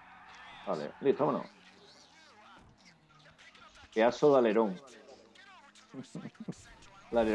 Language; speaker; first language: Spanish; native; Spanish